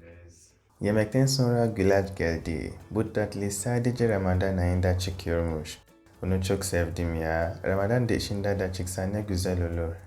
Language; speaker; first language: Turkish; non-native, fluent; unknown